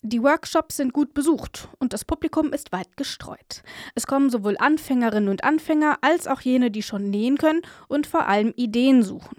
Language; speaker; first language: German; native; German